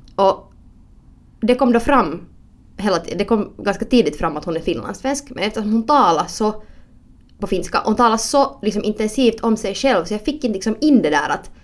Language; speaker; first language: Swedish; native; Swedish